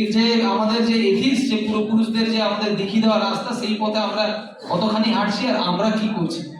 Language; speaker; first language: Bangla; native; Bangla